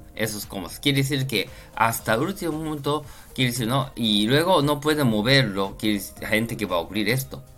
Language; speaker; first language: Spanish; non-native, learner; Japanese